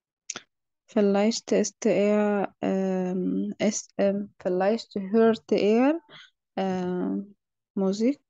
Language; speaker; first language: German; non-native, learner; Arabic